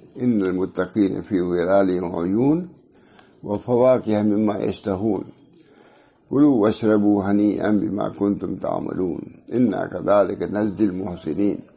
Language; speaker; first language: Urdu; native; Urdu